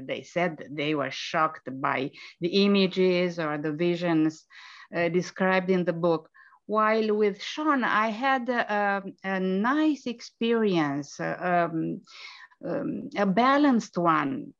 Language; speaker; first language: English; non-native, fluent; Romanian